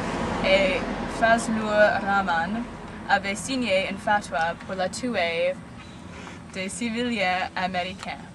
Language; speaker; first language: French; non-native, learner; English